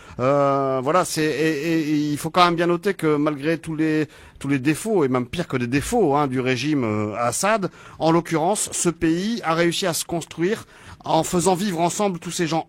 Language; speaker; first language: French; native; French